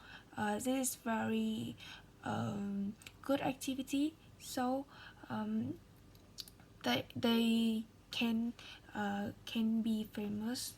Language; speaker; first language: English; non-native, learner; Vietnamese